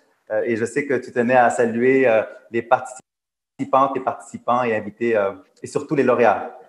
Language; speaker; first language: French; native; French